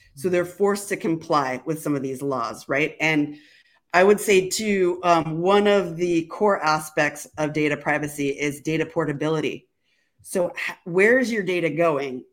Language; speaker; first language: English; native; English